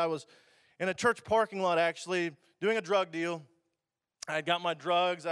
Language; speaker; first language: English; native; English